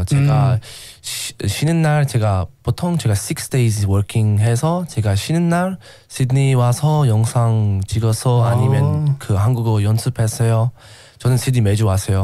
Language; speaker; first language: Korean; non-native, learner; English